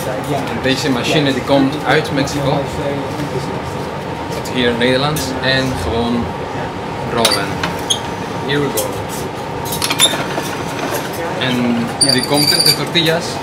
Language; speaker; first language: Dutch; non-native, learner; Spanish